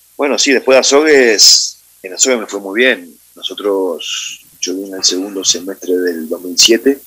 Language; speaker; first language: Spanish; native; Spanish